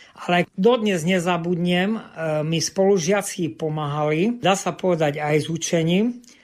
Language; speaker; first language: Slovak; non-native, local second language; Rusyn